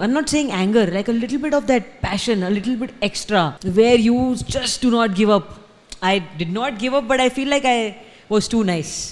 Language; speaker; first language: English; non-native, local second language; Hindi